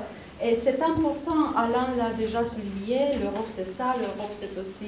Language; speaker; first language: French; non-native, fluent; Italian